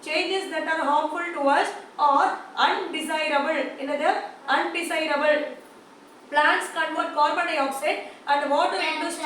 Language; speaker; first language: English; non-native, local second language; Tamil